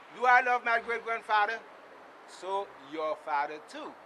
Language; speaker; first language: English; non-native, fluent; Haitian Creole